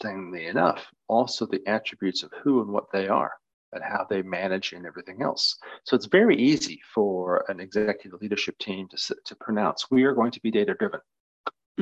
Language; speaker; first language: English; native; English